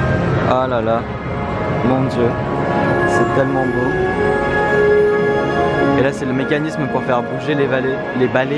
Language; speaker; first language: French; native; French